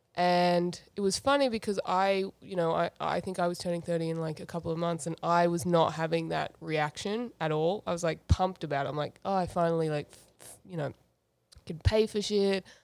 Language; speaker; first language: English; native; English